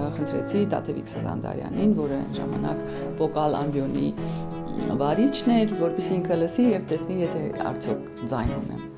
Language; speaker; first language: Armenian; native; Armenian